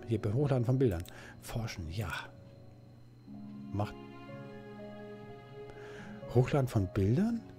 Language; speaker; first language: German; native; German